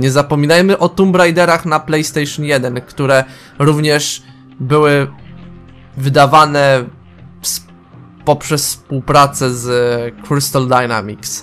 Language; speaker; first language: Polish; native; Polish